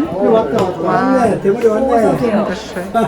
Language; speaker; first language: German; non-native, fluent; Korean